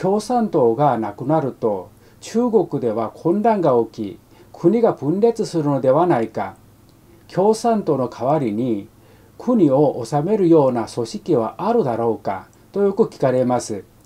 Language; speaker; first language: Japanese; non-native, fluent; Korean